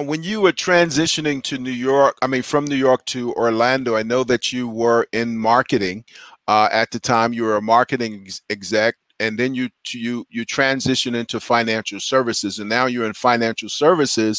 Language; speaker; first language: English; native; English